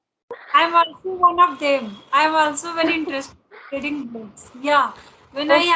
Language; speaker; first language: English; non-native, learner; Hindi